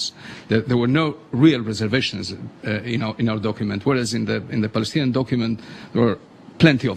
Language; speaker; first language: English; non-native, fluent; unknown